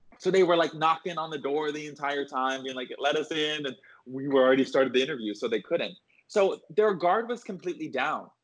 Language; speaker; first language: English; native; English